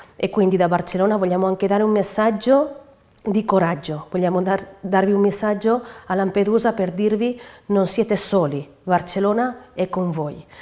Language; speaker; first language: Italian; non-native, fluent; Catalan